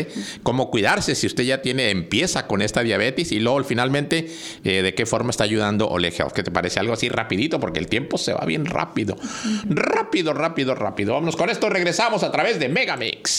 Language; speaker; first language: Spanish; native; Spanish